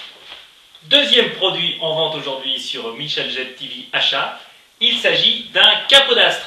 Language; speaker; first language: French; native; French